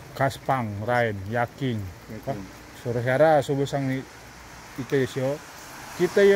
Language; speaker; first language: Japanese; non-native, learner; Indonesian